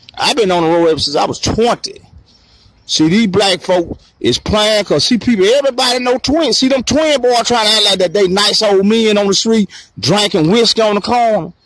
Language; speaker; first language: English; native; English